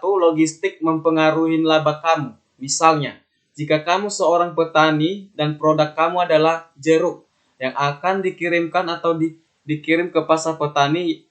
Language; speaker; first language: Indonesian; native; Indonesian